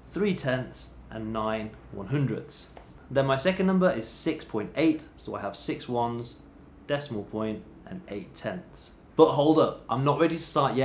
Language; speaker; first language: English; native; English